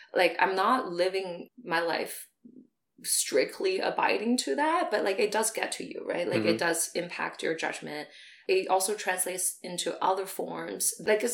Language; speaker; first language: English; non-native, fluent; Chinese